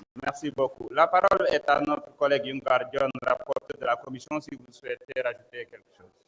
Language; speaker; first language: French; non-native, local second language; Wolof